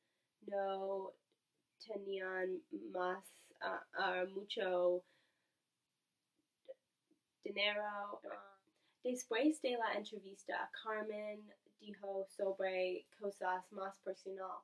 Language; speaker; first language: Spanish; non-native, learner; English